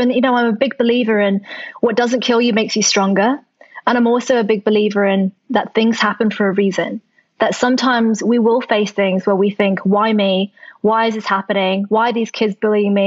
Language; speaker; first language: English; early bilingual, other home language; Chinese